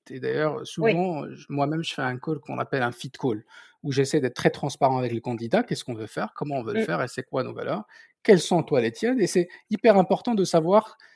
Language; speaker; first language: French; non-native, local second language; Berber languages